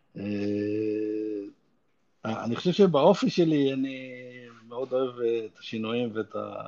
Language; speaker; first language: Hebrew; native; Hebrew